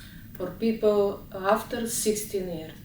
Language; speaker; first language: English; non-native, learner; Bulgarian